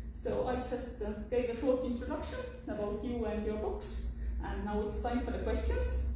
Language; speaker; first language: English; non-native, fluent; Estonian